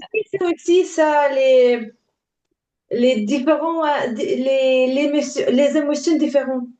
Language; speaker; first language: French; non-native, learner; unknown